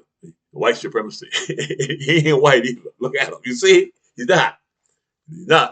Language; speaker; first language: English; native; English